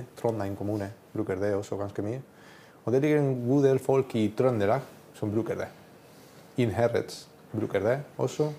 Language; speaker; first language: Norwegian; non-native, learner; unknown